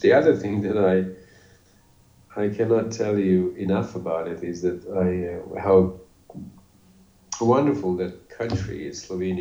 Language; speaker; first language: English; non-native, fluent; Bosnian